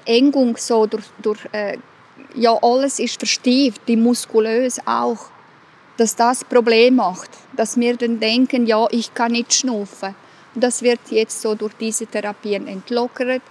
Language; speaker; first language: German; non-native, fluent; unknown